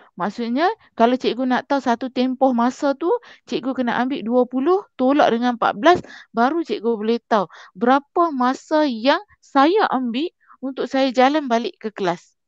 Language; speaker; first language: Malay; native; Malay